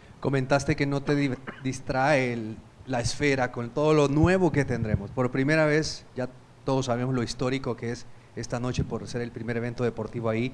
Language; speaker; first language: Spanish; native; Spanish